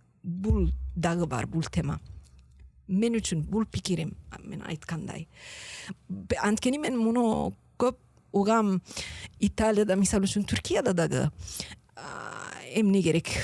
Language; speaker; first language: Kyrgyz; non-native, learner; Italian